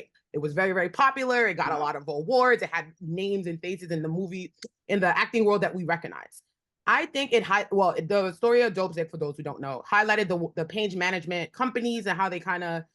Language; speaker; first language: English; native; English